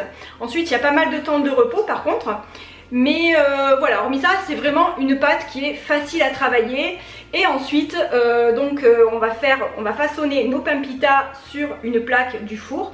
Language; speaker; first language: French; native; French